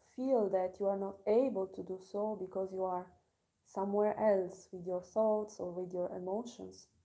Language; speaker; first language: English; non-native, fluent; Italian